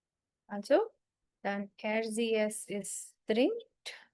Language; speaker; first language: German; non-native, fluent; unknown